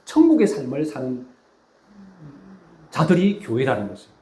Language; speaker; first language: Korean; native; Korean